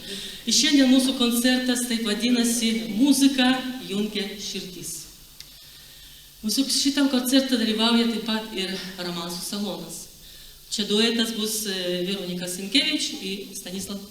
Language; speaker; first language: Lithuanian; non-native, local second language; Russian